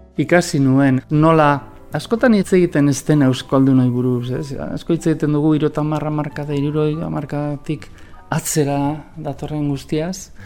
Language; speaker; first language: Basque; native; Basque